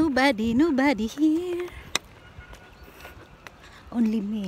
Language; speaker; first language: English; non-native, learner; Filipino